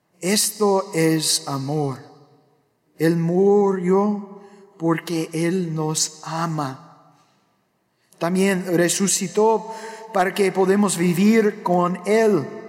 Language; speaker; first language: Spanish; non-native, fluent; English